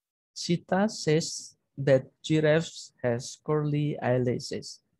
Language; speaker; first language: English; non-native, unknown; Indonesian